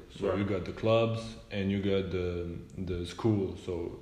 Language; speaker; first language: English; non-native, learner; Serbian